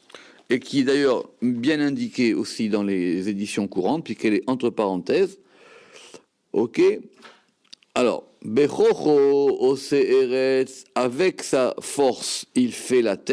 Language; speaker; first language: French; native; French